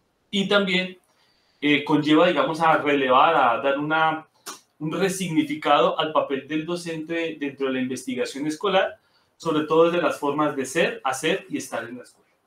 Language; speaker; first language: Spanish; native; Spanish